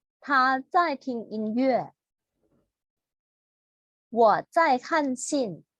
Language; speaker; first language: Chinese; non-native, fluent; Thai